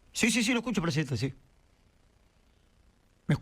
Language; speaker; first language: Spanish; native; Spanish